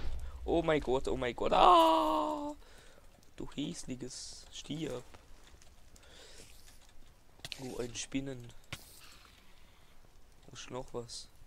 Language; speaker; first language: German; native; German